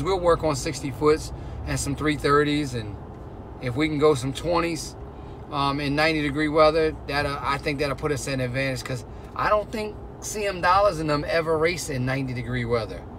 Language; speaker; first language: English; native; English